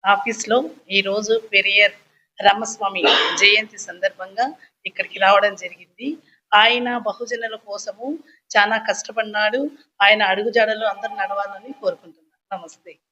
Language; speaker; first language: Telugu; native; Telugu